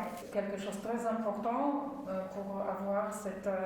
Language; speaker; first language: French; non-native, learner; Polish